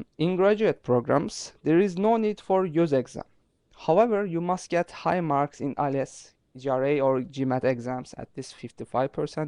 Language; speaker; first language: English; non-native, fluent; Turkish